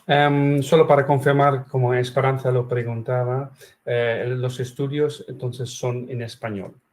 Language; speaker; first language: Spanish; non-native, fluent; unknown